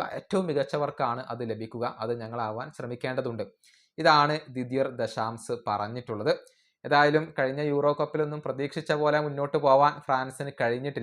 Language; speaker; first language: Malayalam; native; Malayalam